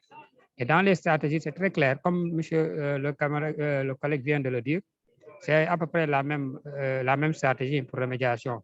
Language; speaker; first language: French; non-native, local second language; Wolof